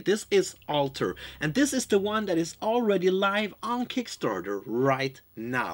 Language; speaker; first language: English; non-native, fluent; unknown